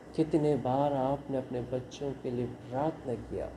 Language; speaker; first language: Hindi; non-native, local second language; Kannada